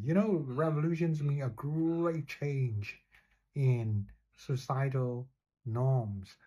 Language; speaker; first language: English; non-native, fluent; Burmese